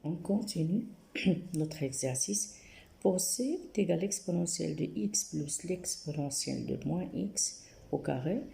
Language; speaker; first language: French; non-native, local second language; Arabic